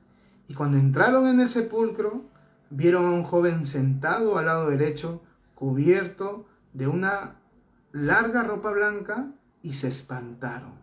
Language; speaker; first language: Spanish; native; Spanish